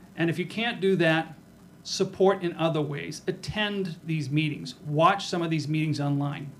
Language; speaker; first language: English; native; English